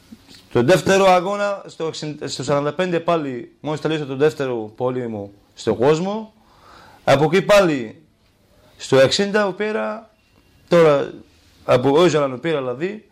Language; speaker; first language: Greek; non-native, learner; Kurdish